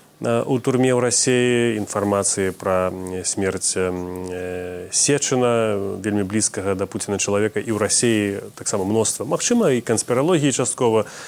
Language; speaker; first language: Belarusian; native; Belarusian